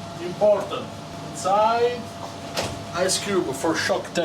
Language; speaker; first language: English; non-native, learner; Italian